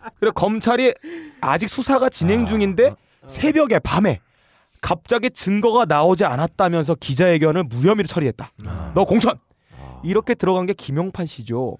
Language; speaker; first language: Korean; native; Korean